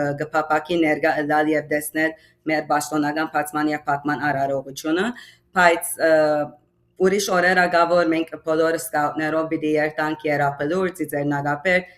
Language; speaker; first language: Armenian; early bilingual, heritage; Armenian